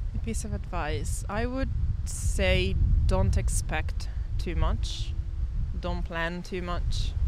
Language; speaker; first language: English; non-native, fluent; Italian